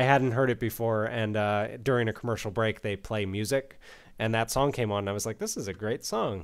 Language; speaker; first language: English; native; English